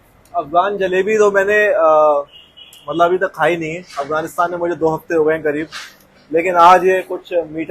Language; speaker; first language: Hindi; native; Hindi